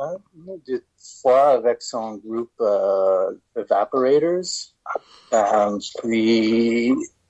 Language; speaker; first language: French; non-native, fluent; English